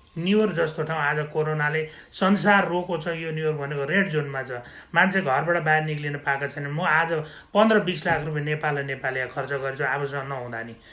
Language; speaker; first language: Nepali; native; Nepali